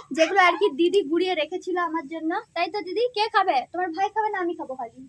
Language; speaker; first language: Bangla; non-native, local second language; Santali